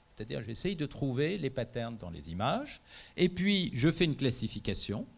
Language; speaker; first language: French; native; French